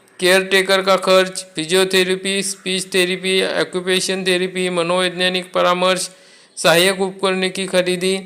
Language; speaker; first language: Hindi; non-native, local second language; Marathi